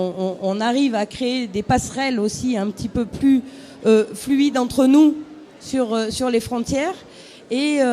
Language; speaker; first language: French; native; French